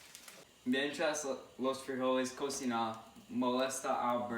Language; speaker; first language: Spanish; non-native, learner; English